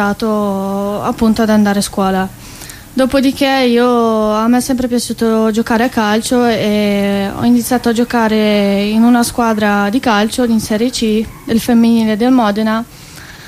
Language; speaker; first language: Italian; non-native, fluent; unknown